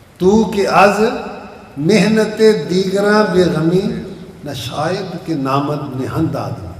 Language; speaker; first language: Urdu; non-native, local second language; Punjabi